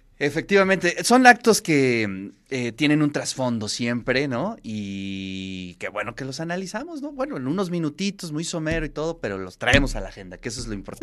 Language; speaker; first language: Spanish; native; Spanish